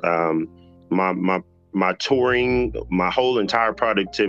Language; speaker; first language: English; native; English